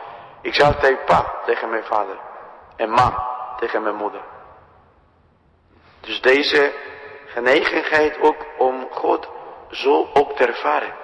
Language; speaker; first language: Dutch; non-native, fluent; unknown